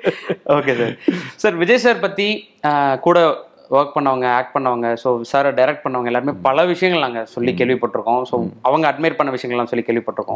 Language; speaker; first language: Tamil; native; Tamil